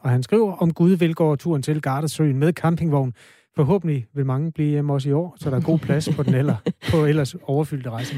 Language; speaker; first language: Danish; native; Danish